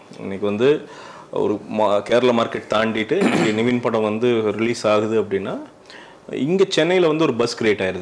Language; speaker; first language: Tamil; native; Tamil